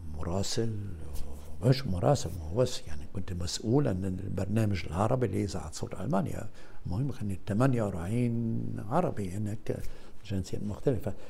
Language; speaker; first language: Arabic; non-native, fluent; German